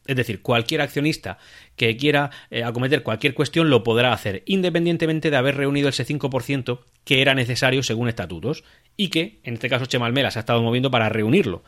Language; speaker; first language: Spanish; native; Spanish